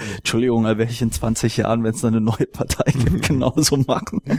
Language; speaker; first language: German; native; German